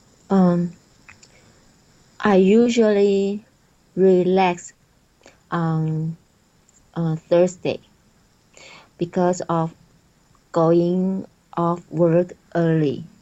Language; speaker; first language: English; non-native, learner; Chinese